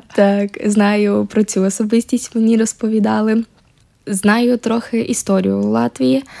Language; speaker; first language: Ukrainian; native; Ukrainian